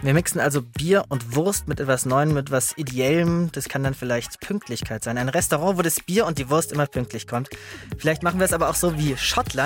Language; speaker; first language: German; native; German